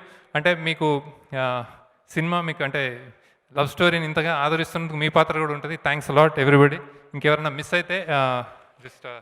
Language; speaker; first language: Telugu; native; Telugu